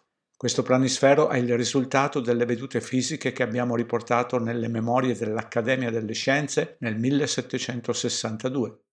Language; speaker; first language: Italian; native; Italian